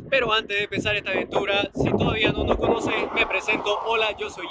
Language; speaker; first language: Spanish; native; Spanish